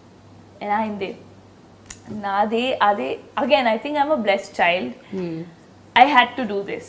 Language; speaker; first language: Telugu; non-native, fluent; Hindi